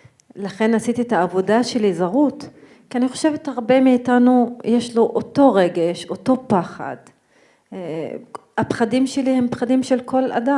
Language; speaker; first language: Hebrew; non-native, local second language; Arabic